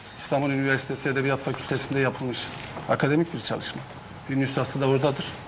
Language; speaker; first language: Turkish; non-native, local second language; Zaza